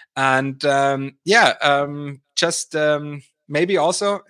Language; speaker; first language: English; non-native, fluent; German